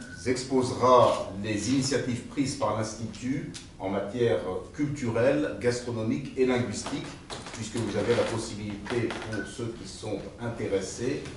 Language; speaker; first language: French; native; French